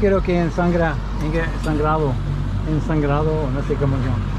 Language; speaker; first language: Spanish; non-native, learner; English